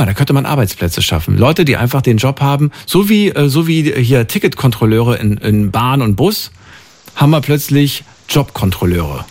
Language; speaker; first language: German; native; German